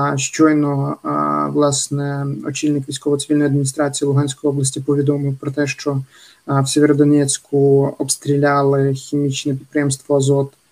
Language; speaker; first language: Ukrainian; native; Ukrainian